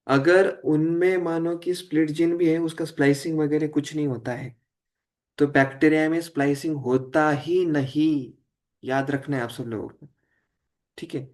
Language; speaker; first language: Hindi; non-native, local second language; Marathi